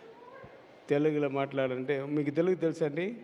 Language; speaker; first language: Telugu; non-native, learner; Tamil